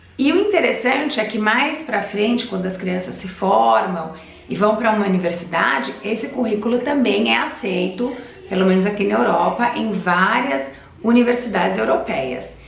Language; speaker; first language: Portuguese; native; Portuguese